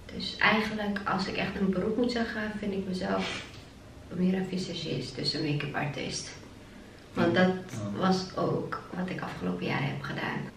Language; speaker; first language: Dutch; early bilingual, other home language; Chechen